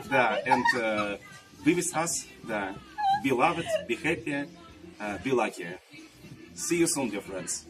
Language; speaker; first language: English; non-native, fluent; Russian